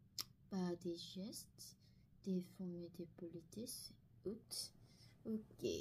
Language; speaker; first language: French; non-native, learner; Korean